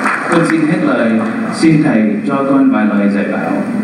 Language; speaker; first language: Vietnamese; early bilingual, heritage; Vietnamese